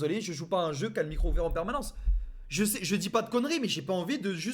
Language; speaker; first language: French; native; French